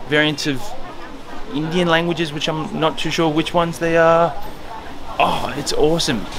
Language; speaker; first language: English; native; English